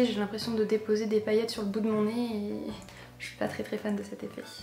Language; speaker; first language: French; native; French